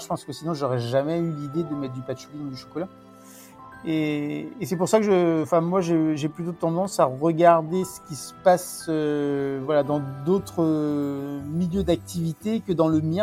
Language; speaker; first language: French; native; French